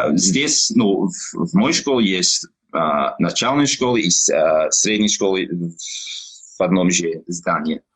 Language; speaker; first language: Russian; non-native, learner; English